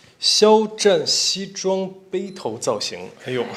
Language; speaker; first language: Chinese; native; Chinese